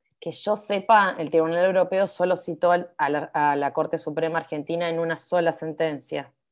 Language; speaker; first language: Spanish; native; Spanish